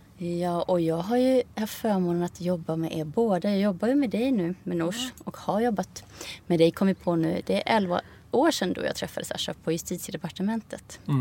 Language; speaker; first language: Swedish; early bilingual, other home language; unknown